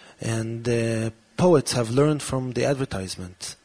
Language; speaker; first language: English; early bilingual, other home language; Hebrew